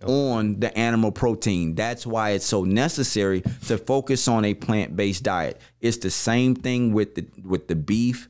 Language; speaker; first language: English; native; English